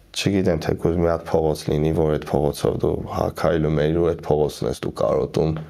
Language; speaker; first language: Armenian; native; Armenian